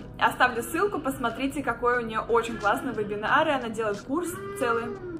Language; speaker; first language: Russian; native; Russian